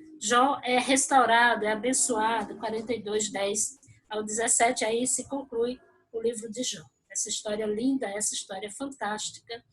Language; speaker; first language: Portuguese; native; Portuguese